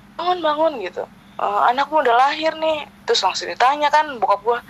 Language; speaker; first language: Indonesian; native; Indonesian